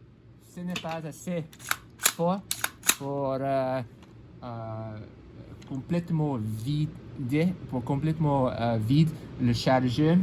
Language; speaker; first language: French; non-native, learner; English